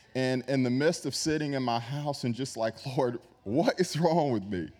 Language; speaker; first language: English; native; English